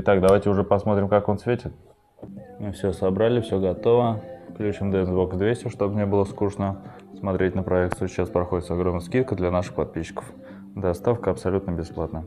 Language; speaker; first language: Russian; native; Russian